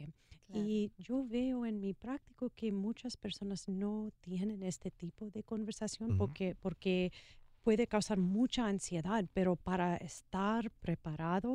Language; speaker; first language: Spanish; non-native, learner; English